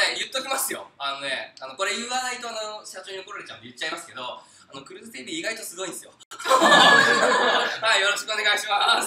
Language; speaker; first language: Japanese; native; Japanese